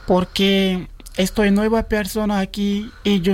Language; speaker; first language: Spanish; non-native, learner; Bambara